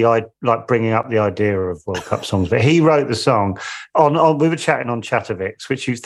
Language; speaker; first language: English; native; English